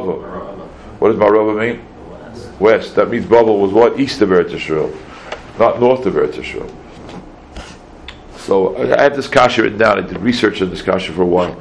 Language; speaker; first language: English; native; English